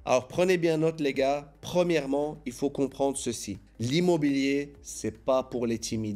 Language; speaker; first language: French; native; French